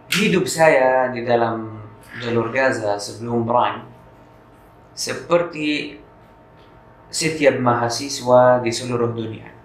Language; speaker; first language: Indonesian; non-native, fluent; Arabic